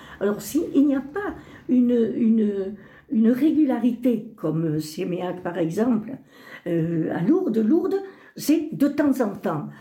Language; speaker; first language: French; early bilingual, other home language; Spanish